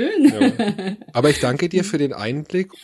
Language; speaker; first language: German; native; German